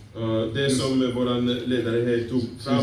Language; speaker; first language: Swedish; non-native, fluent; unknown